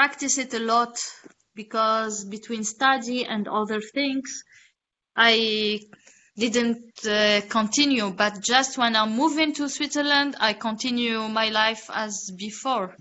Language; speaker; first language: English; non-native, learner; Arabic